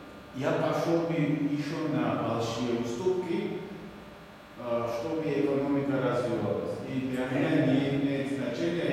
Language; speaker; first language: Russian; non-native, fluent; Georgian